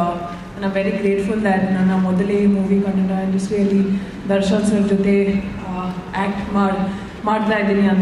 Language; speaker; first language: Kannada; non-native, learner; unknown